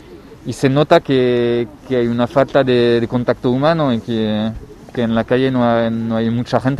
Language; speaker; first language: Spanish; non-native, fluent; French